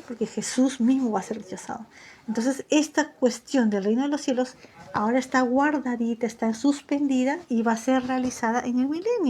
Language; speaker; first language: Spanish; native; Spanish